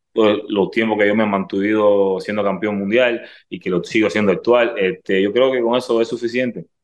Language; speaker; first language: Spanish; native; Spanish